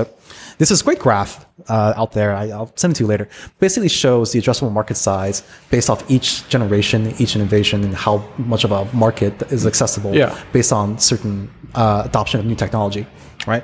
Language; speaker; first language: English; native; English